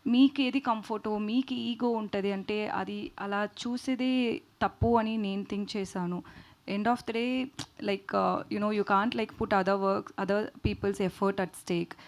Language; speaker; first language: Telugu; non-native, fluent; Tamil